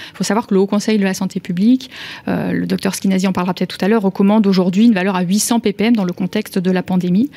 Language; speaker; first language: French; native; French